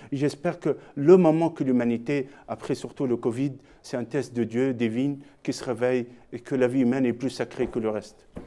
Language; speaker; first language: French; non-native, local second language; Arabic